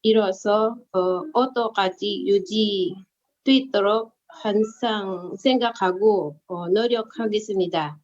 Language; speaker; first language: Korean; early bilingual, other home language; Filipino